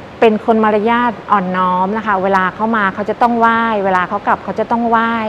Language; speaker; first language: Thai; native; Thai